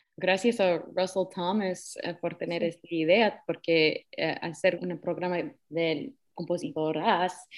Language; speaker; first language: Spanish; early bilingual, heritage; Spanish